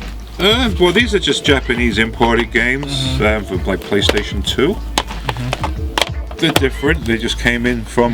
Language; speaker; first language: English; non-native, fluent; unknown